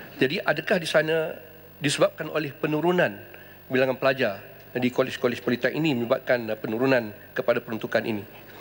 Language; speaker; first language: Malay; native; Malay